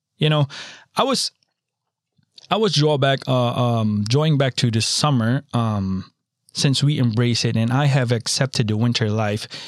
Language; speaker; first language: English; non-native, local second language; Filipino